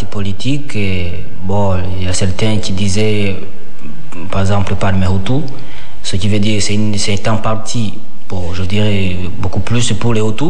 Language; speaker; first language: French; non-native, local second language; Kinyarwanda